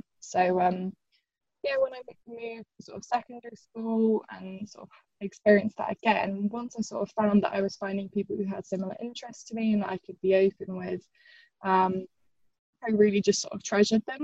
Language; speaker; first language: English; native; English